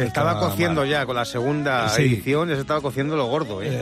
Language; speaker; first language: Spanish; native; Spanish